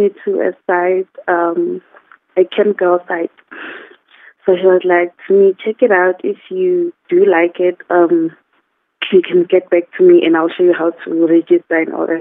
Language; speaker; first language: English; non-native, local second language; Zulu